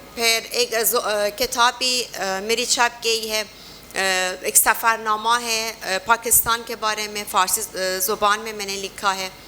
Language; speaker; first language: Urdu; non-native, fluent; Persian